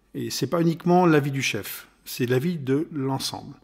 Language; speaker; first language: French; non-native, fluent; German